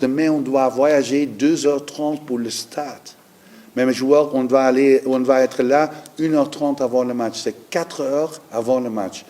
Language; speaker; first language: French; non-native, learner; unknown